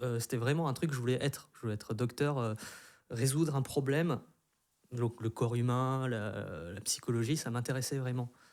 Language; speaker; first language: French; early bilingual, other home language; Vietnamese